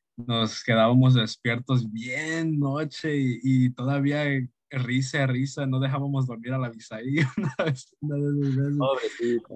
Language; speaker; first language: Spanish; early bilingual, heritage; Spanish